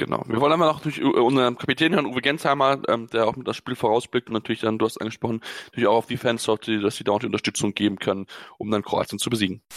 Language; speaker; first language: German; native; German